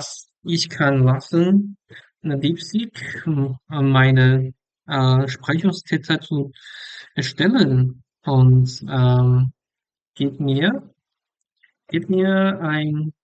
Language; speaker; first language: German; non-native, learner; English